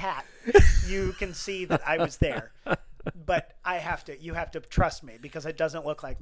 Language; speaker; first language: English; native; English